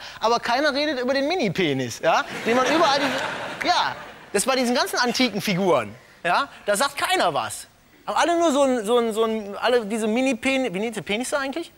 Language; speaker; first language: German; native; German